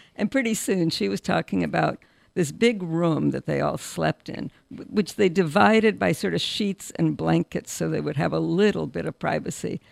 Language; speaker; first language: English; early bilingual, other home language; Russian